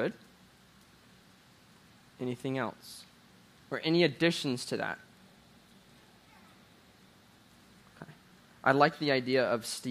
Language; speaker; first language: English; native; English